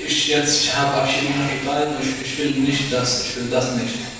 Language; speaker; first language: German; non-native, learner; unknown